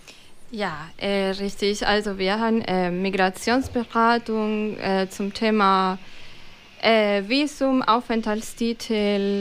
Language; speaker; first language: German; non-native, fluent; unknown